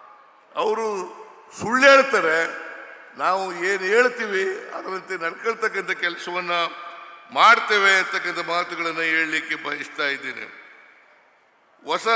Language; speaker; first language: Kannada; native; Kannada